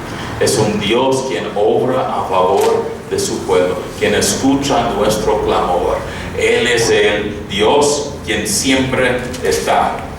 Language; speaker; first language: Spanish; non-native, fluent; English